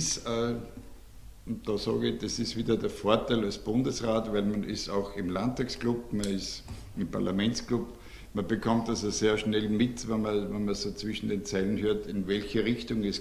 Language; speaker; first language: German; native; German